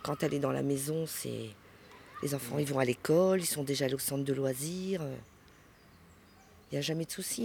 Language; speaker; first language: French; native; French